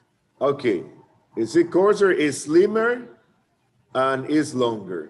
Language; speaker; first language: English; non-native, fluent; Spanish